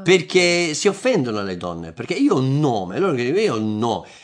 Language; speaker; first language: Italian; non-native, fluent; English